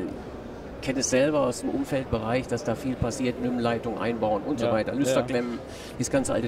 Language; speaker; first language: German; native; German